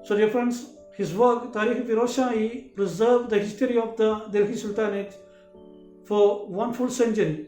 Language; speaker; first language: English; non-native, local second language; Malayalam